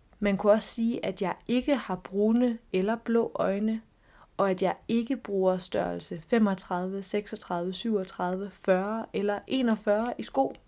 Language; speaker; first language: Danish; native; Danish